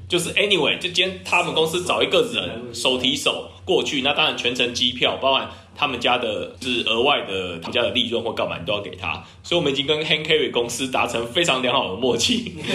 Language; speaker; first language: Chinese; native; Chinese